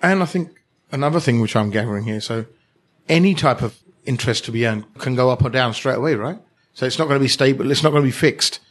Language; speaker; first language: English; early bilingual, other home language; Hindi